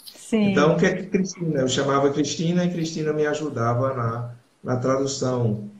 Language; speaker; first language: Portuguese; native; Portuguese